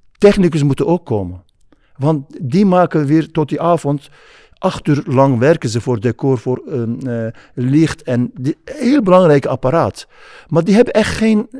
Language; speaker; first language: Dutch; non-native, fluent; Kurdish